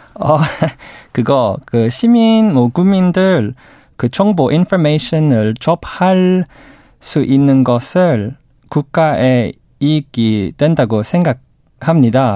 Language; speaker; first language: Korean; non-native, learner; English